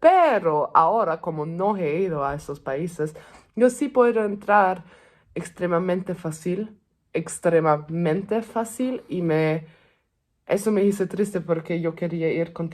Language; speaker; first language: Spanish; non-native, fluent; German